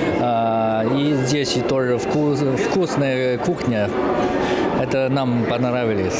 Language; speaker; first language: Russian; non-native, learner; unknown